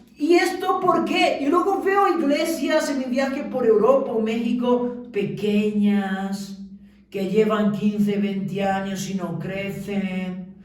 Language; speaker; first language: Spanish; early bilingual, other home language; Romanian